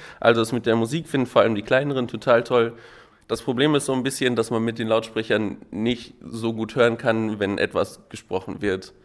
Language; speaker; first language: German; native; German